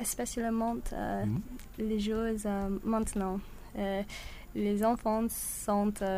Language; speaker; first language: French; non-native, learner; English